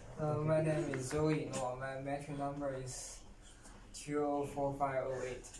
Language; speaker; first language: English; non-native, learner; Chinese